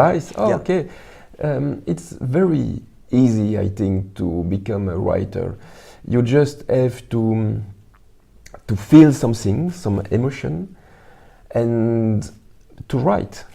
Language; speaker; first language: English; non-native, learner; French